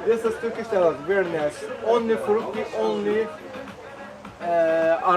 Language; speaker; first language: English; non-native, learner; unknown